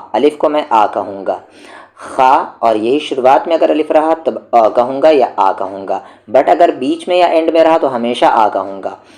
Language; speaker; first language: Urdu; native; Urdu